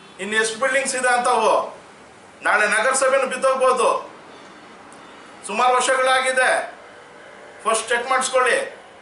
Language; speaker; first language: Kannada; non-native, local second language; Urdu